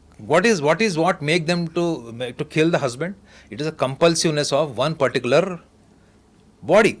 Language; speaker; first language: English; non-native, local second language; Telugu